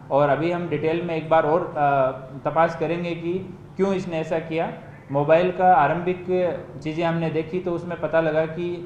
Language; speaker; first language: Hindi; non-native, local second language; Gujarati